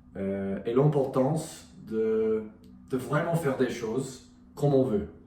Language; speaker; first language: French; non-native, fluent; English